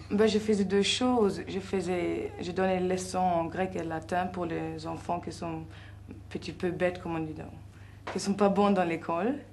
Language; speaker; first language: French; non-native, fluent; German